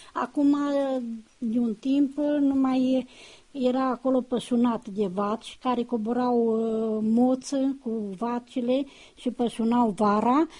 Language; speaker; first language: Romanian; native; Romanian